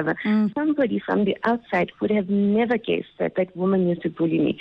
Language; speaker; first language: English; non-native, local second language; Xhosa